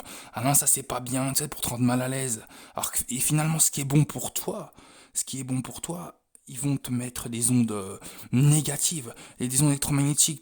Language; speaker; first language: French; native; French